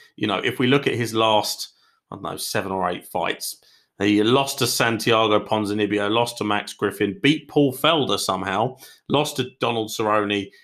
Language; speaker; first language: English; native; English